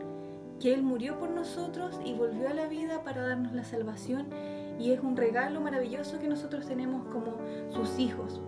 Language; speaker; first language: Spanish; native; Spanish